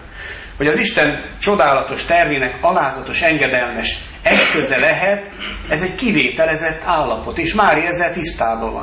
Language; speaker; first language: Hungarian; native; Hungarian